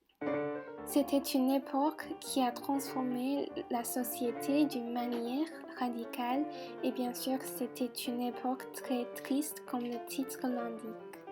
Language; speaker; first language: French; non-native, fluent; Chinese